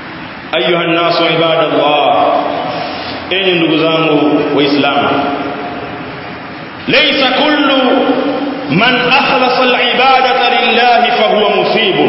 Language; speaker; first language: Arabic; non-native, fluent; Swahili